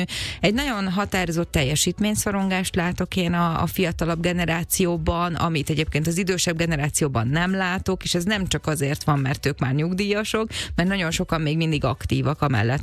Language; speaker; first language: Hungarian; native; Hungarian